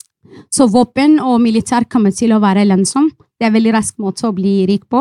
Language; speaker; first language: Norwegian; non-native, fluent; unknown